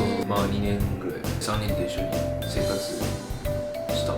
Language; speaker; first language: Japanese; non-native, fluent; Chinese